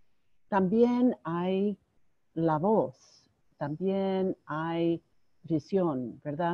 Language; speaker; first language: Spanish; non-native, fluent; English